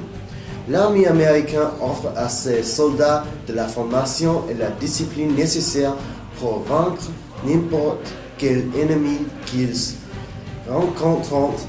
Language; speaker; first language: French; non-native, learner; English